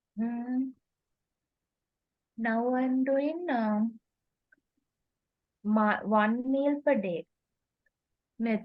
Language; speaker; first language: English; non-native, learner; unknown